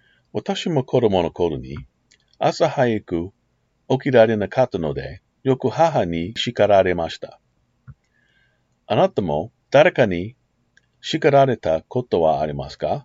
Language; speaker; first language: Japanese; non-native, learner; English